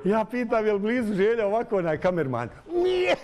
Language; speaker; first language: Bosnian; native; Bosnian